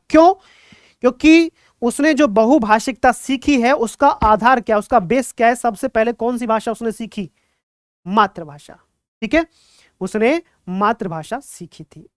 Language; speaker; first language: Hindi; native; Hindi